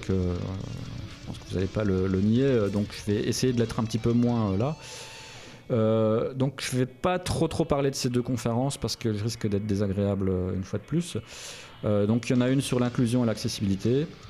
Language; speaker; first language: French; native; French